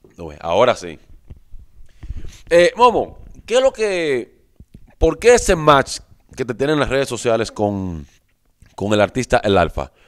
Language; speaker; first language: Spanish; native; Spanish